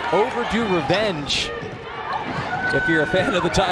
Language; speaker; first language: English; native; English